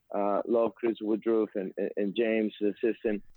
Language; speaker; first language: English; non-native, fluent; Spanish